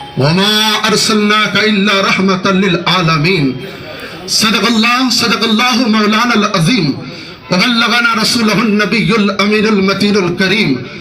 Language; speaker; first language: Urdu; native; Urdu